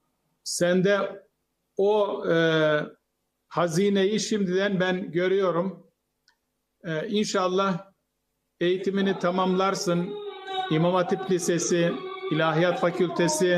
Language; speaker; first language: Turkish; native; Turkish